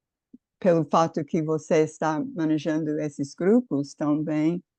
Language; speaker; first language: Portuguese; non-native, fluent; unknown